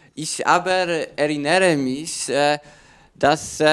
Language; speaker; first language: German; non-native, learner; Polish